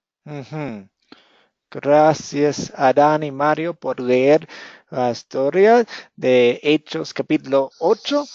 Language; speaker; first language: Spanish; non-native, fluent; English